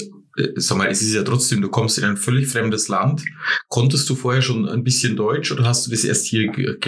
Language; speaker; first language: German; native; German